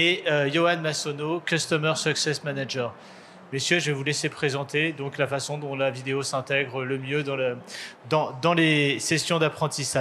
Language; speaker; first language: French; native; French